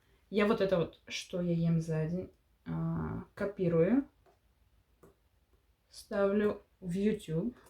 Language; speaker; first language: Russian; early bilingual, heritage; Russian